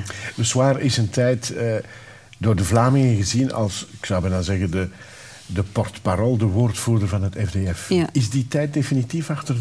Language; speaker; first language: Dutch; native; Dutch